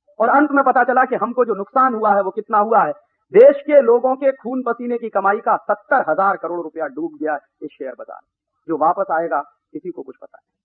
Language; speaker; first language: Hindi; native; Hindi